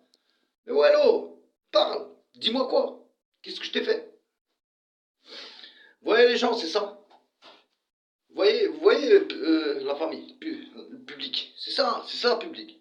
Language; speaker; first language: French; early bilingual, other home language; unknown